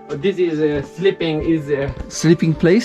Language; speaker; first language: English; non-native, learner; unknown